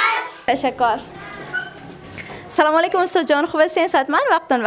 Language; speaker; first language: Persian; native; Persian